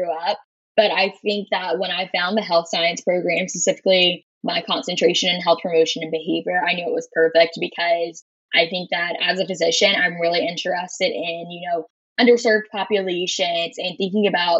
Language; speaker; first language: English; native; English